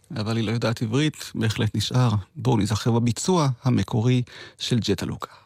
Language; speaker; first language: Hebrew; native; Hebrew